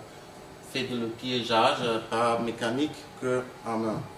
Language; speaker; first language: French; non-native, fluent; German